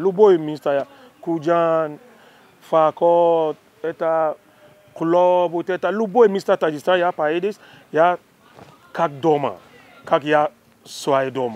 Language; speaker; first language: Russian; non-native, learner; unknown